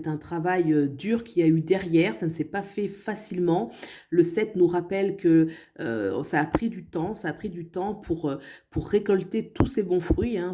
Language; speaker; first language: French; native; French